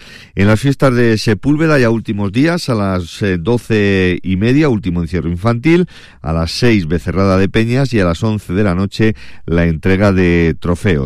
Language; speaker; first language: Spanish; native; Spanish